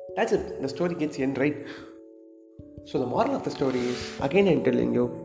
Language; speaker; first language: English; non-native, local second language; Tamil